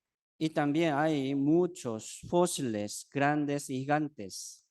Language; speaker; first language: Spanish; non-native, fluent; Korean